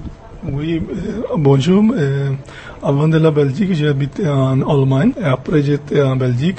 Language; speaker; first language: French; non-native, learner; Punjabi